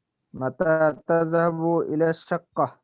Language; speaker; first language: Arabic; non-native, learner; Urdu